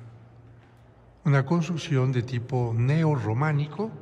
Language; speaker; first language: Spanish; native; Spanish